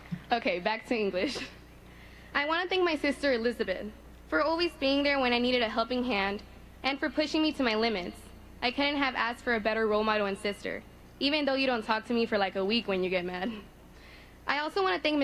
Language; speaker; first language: English; early bilingual, other home language; Spanish